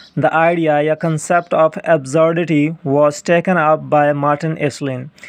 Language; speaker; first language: English; non-native, local second language; Urdu